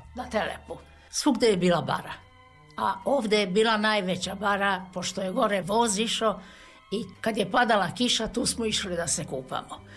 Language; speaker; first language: Serbian; non-native, local second language; Hungarian